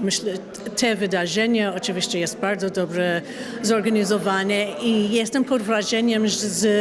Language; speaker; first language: Polish; non-native, learner; English